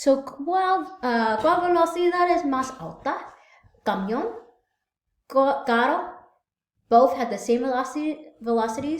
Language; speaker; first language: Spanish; non-native, learner; English